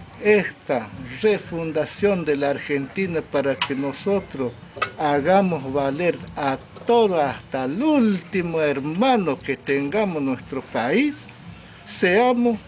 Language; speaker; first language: Spanish; non-native, local second language; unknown